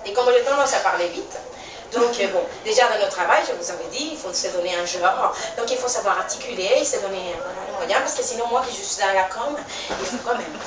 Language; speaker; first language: French; non-native, fluent; Spanish